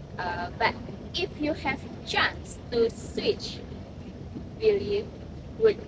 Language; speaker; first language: English; non-native, learner; Indonesian